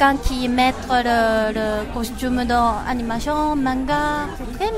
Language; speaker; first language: French; non-native, learner; Japanese